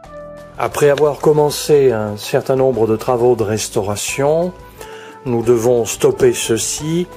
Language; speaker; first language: French; native; French